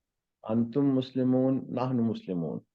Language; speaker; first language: Arabic; non-native, learner; Urdu